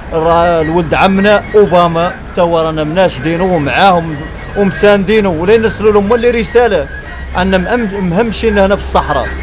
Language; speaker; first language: Arabic; native; Arabic